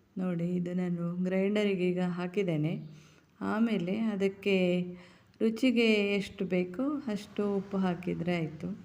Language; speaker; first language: Kannada; non-native, local second language; Tulu